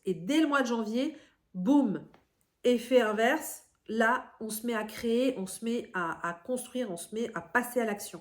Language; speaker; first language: French; native; French